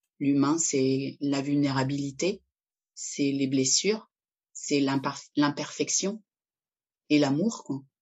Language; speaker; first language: French; early bilingual, other home language; Spanish